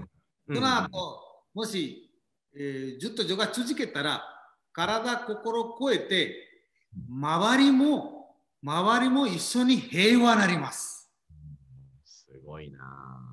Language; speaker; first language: Japanese; non-native, learner; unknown